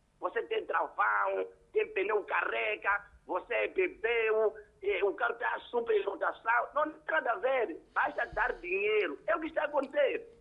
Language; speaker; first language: Portuguese; non-native, local second language; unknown